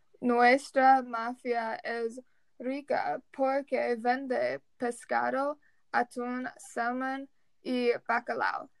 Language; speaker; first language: Spanish; non-native, learner; English